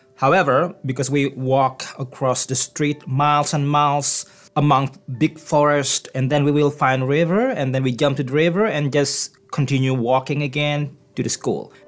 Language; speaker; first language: English; non-native, fluent; Indonesian